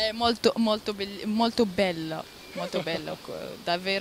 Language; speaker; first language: Italian; non-native, learner; Arabic